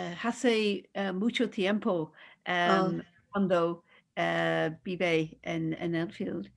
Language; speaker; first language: Spanish; non-native, learner; English